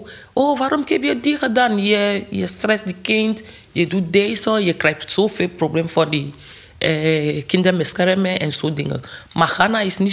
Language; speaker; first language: Dutch; non-native, learner; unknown